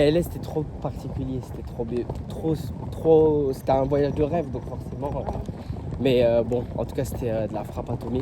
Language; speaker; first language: French; native; French